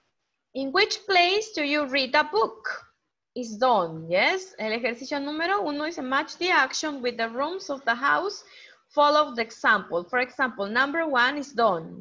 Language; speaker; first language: English; non-native, fluent; Spanish